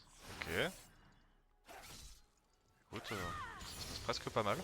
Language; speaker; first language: French; native; French